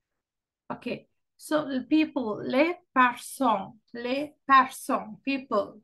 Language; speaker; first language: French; non-native, fluent; Sinhala